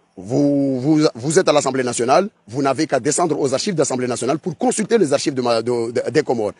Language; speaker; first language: French; non-native, local second language; Ngazidja Comorian